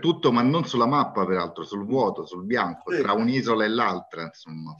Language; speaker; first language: Italian; native; Italian